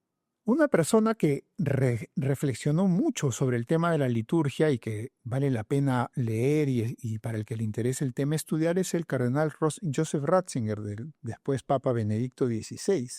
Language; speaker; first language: Spanish; native; Spanish